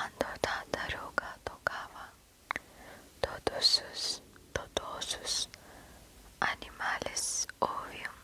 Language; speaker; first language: Portuguese; non-native, learner; English